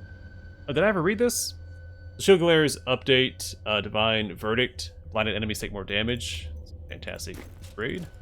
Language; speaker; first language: English; native; English